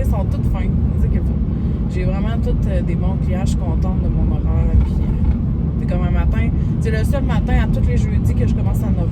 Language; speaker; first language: French; native; French